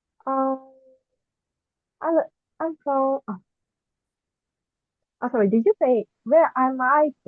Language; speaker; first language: English; non-native, learner; Japanese